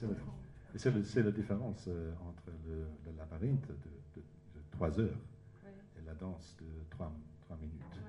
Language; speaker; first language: French; non-native, learner; English